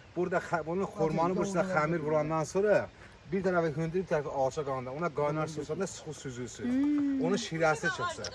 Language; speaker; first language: Azerbaijani; non-native, local second language; Talysh